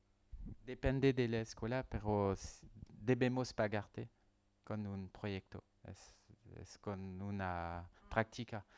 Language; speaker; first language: Spanish; non-native, learner; French